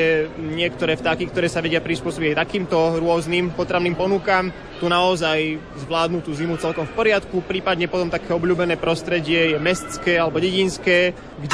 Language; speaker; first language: Slovak; native; Slovak